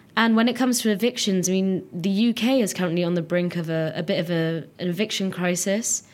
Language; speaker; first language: English; native; English